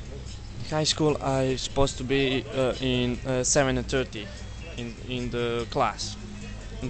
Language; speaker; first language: English; non-native, learner; Serbian